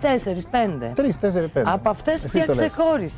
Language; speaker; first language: Greek; native; Greek